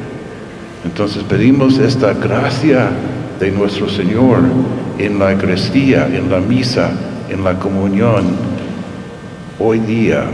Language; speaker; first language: Spanish; non-native, fluent; English